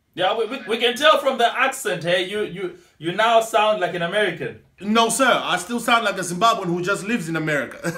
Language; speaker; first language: English; non-native, local second language; Shona